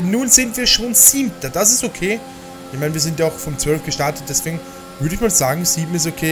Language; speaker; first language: German; native; German